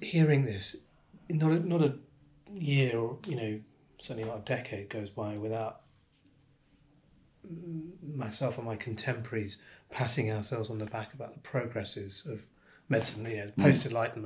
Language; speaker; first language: English; native; English